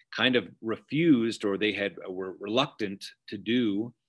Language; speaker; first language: English; native; English